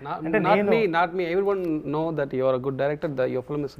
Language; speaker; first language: Telugu; non-native, local second language; Tamil